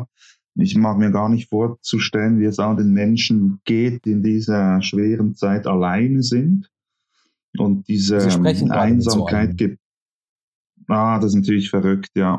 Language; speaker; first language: German; native; German